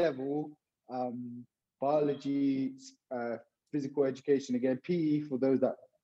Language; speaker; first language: English; native; English